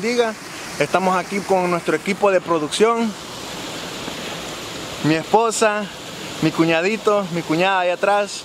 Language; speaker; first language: Spanish; native; Spanish